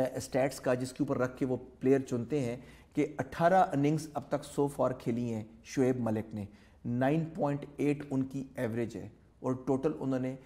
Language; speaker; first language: Urdu; native; Urdu